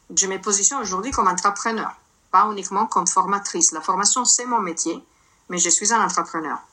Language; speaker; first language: French; non-native, fluent; Italian